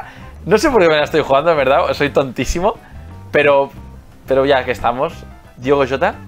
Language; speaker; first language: Spanish; native; Spanish